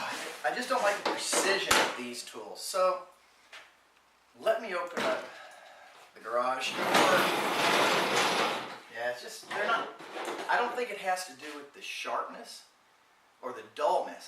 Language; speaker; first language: English; native; English